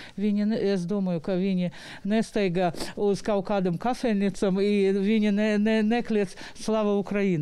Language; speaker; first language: Latvian; non-native, local second language; Russian